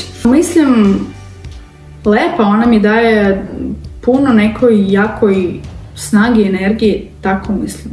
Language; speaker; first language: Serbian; non-native, learner; Russian